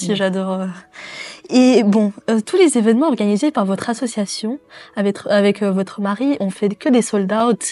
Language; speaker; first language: French; native; French